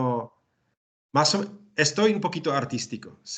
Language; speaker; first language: Spanish; non-native, learner; Czech